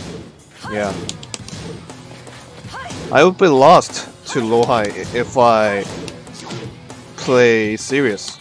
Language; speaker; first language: English; non-native, learner; Korean